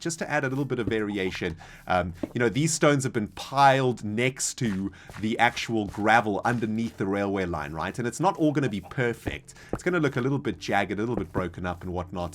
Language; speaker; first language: English; native; English